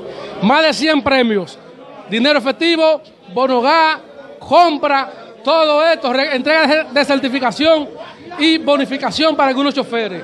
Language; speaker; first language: Spanish; native; Spanish